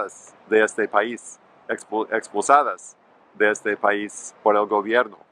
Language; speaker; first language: Spanish; non-native, fluent; English